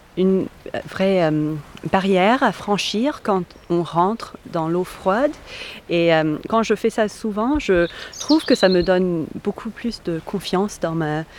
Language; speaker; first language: French; non-native, fluent; English